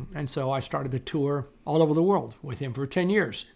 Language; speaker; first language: English; native; English